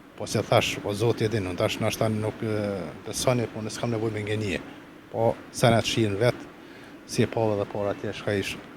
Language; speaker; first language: Albanian; native; Albanian